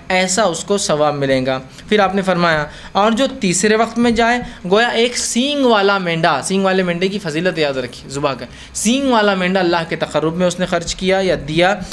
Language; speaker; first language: Urdu; native; Urdu